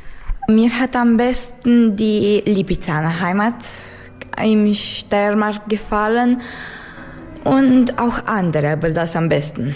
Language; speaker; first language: German; non-native, learner; Romanian